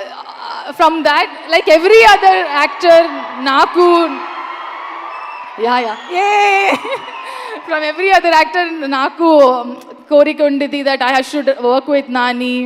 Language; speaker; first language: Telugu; non-native, learner; Kannada